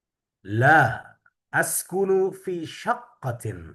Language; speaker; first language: Arabic; non-native, fluent; Indonesian